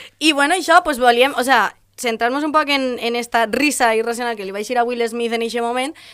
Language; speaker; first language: Spanish; non-native, local second language; Catalan